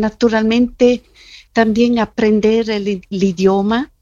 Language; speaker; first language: Spanish; non-native, fluent; German